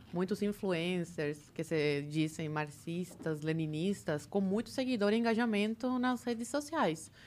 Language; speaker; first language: Portuguese; early bilingual, other home language; Spanish